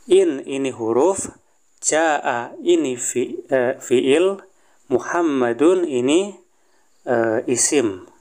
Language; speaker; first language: Indonesian; native; Indonesian